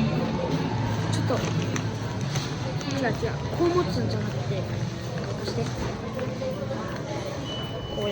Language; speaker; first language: Japanese; early bilingual, other home language; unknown